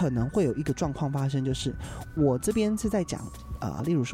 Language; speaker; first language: Chinese; non-native, local second language; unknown